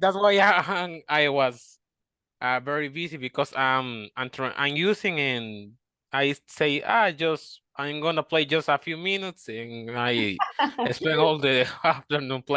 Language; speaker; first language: English; non-native, learner; Spanish